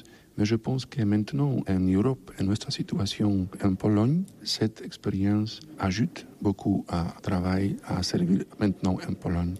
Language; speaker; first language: French; non-native, learner; Polish